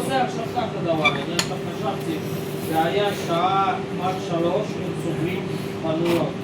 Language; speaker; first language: Hebrew; non-native, learner; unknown